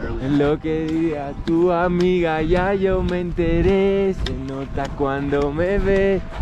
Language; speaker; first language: Spanish; non-native, learner; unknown